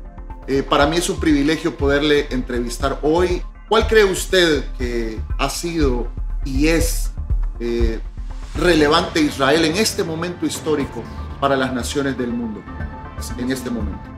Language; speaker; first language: Spanish; native; Spanish